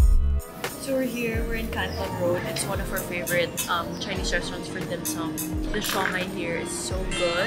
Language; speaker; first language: English; non-native, local second language; Filipino